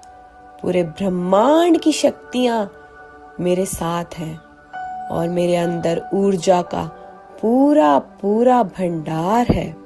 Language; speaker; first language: Hindi; native; Hindi